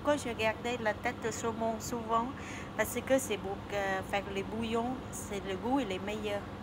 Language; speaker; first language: French; non-native, learner; Vietnamese